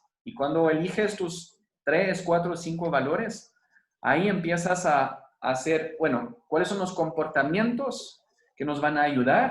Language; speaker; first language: Spanish; non-native, fluent; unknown